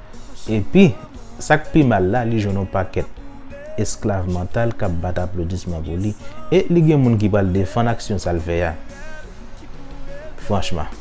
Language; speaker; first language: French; non-native, local second language; Haitian Creole